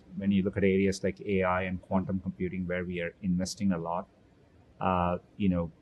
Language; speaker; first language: English; non-native, local second language; Tamil